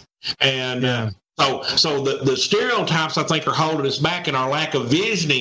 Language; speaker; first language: English; native; English